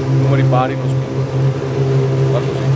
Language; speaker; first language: Italian; non-native, learner; English